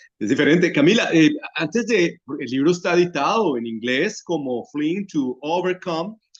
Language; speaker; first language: Spanish; native; Spanish